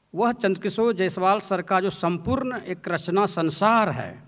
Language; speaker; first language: Hindi; native; Hindi